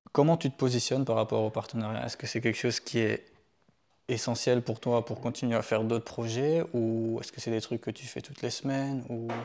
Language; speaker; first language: French; native; French